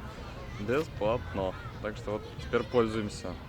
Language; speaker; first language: Russian; native; Russian